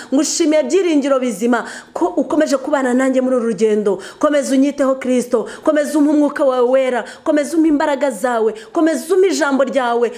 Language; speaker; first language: Kinyarwanda; early bilingual, heritage; Kinyarwanda